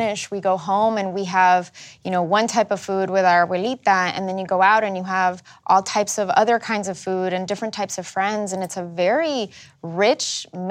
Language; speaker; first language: English; early bilingual, other home language; Spanish